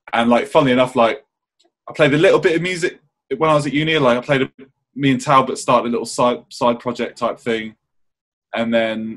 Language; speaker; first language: English; native; English